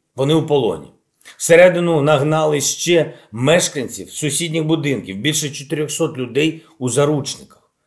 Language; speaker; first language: Ukrainian; non-native, local second language; Russian